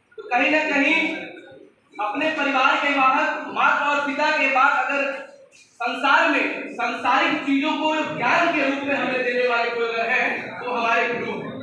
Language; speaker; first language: Hindi; native; Hindi